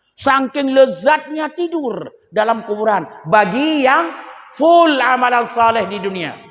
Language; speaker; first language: Malay; non-native, local second language; Achinese